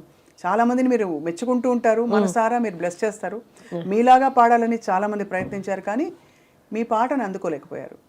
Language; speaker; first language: Telugu; native; Telugu